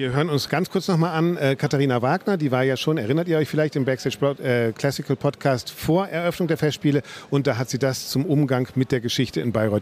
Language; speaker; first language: German; native; German